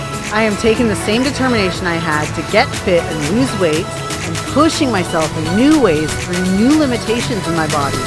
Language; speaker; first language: English; native; English